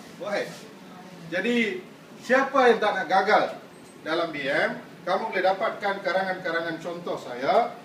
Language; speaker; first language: Malay; non-native, local second language; Tamil